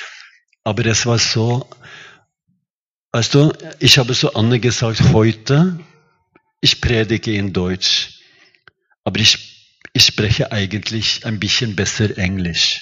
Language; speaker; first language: German; non-native, fluent; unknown